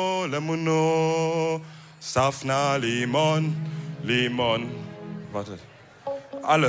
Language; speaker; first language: German; early bilingual, other home language; Wolof